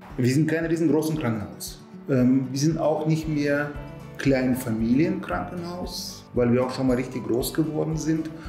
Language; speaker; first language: German; non-native, fluent; Russian